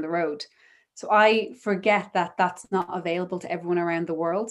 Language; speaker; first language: English; native; English